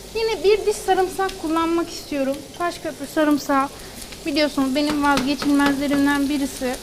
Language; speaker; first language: Turkish; native; Turkish